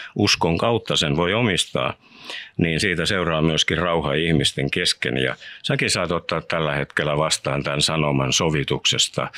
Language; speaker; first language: Finnish; native; Finnish